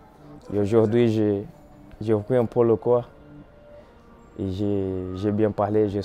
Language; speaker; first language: French; non-native, fluent; Portuguese